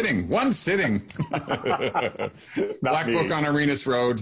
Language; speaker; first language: English; native; English